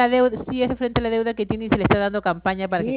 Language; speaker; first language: Spanish; native; Spanish